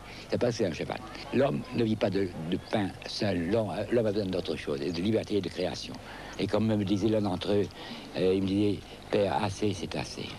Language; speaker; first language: French; native; French